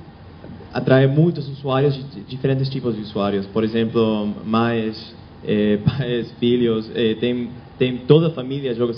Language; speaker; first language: Portuguese; non-native, fluent; Spanish